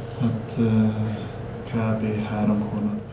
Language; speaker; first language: Hungarian; non-native, learner; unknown